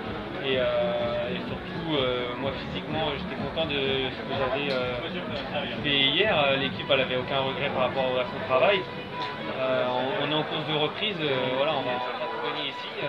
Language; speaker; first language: French; native; French